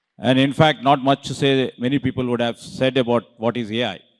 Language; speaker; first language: English; non-native, local second language; Telugu